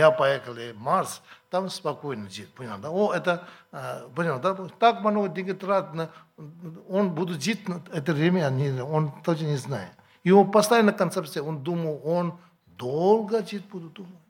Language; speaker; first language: Russian; non-native, learner; Tibetan